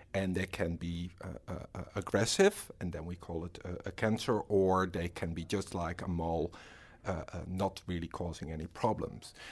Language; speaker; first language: English; non-native, fluent; Dutch